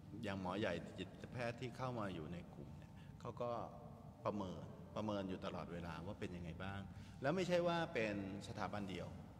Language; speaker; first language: Thai; native; Thai